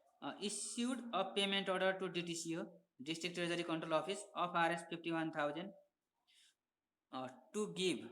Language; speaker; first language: Nepali; native; Nepali